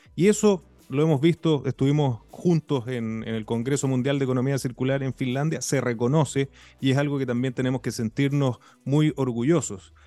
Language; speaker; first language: Spanish; native; Spanish